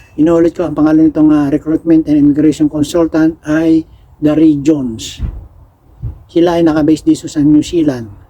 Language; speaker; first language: Filipino; native; Filipino